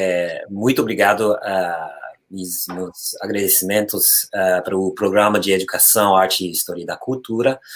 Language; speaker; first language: Portuguese; non-native, fluent; English